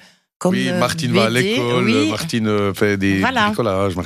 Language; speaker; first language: French; native; French